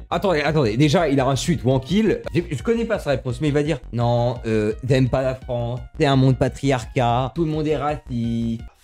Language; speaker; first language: French; native; French